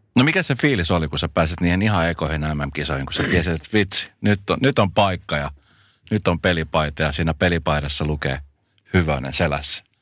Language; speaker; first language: Finnish; native; Finnish